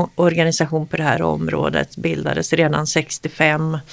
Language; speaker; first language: Swedish; native; Swedish